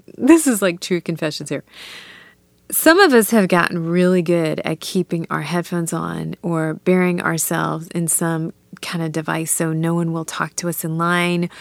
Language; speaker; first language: English; native; English